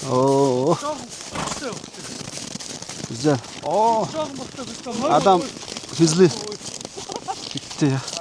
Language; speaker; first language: Turkish; non-native, learner; Mongolian